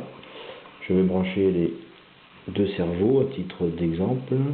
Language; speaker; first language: French; native; French